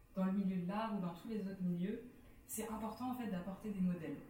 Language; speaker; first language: French; native; French